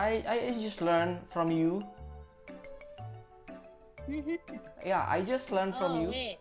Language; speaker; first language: English; non-native, learner; Indonesian